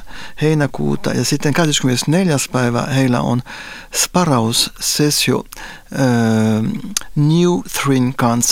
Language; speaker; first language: Finnish; non-native, fluent; French